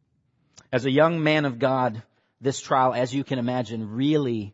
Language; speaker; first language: English; native; English